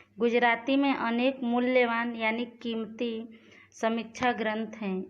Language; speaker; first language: Hindi; non-native, local second language; Gujarati